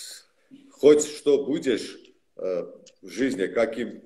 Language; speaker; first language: Russian; non-native, local second language; Armenian